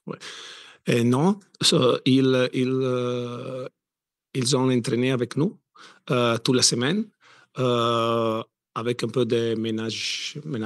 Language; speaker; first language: French; non-native, learner; Italian